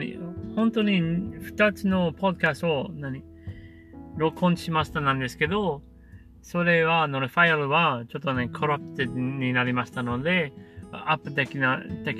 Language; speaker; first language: Japanese; non-native, learner; English